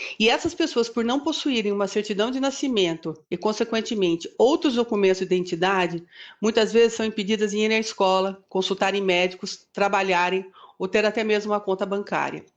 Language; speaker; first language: Portuguese; native; Portuguese